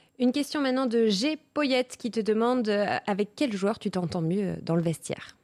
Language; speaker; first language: French; native; French